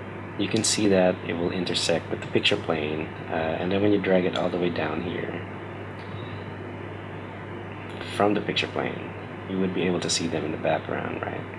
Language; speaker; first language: English; native; English